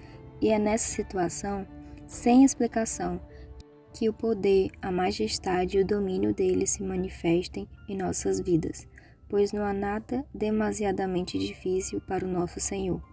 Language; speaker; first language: Portuguese; native; Portuguese